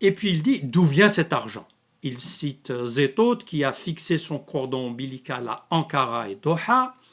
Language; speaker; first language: French; non-native, local second language; Arabic